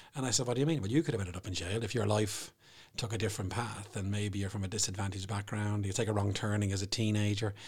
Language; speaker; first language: English; native; English